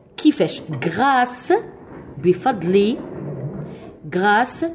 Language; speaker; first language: French; non-native, local second language; Arabic